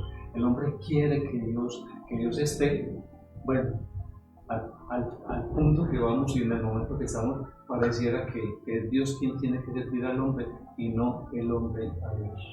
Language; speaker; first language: Spanish; native; Spanish